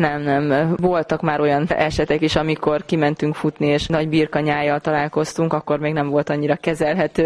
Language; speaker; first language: Hungarian; native; Hungarian